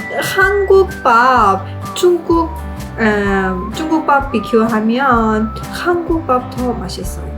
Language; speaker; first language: Korean; non-native, learner; Persian